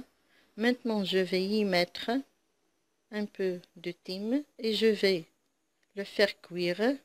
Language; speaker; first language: French; non-native, local second language; Arabic